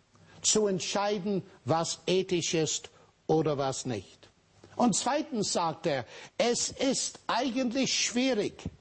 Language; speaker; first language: German; non-native, fluent; English